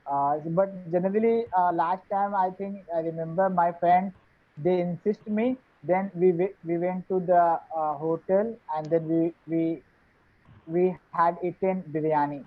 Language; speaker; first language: English; non-native, learner; Hindi